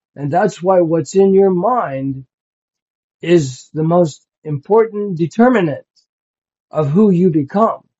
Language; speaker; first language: English; native; English